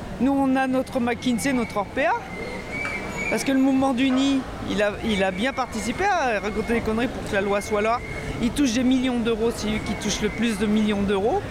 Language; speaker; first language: French; native; French